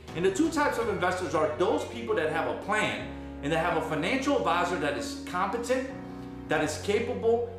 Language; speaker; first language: English; native; English